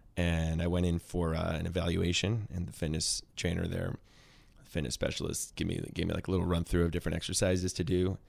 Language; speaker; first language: English; native; English